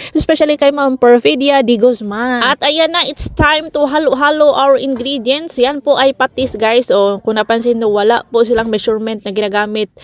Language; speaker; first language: Filipino; non-native, local second language; Cebuano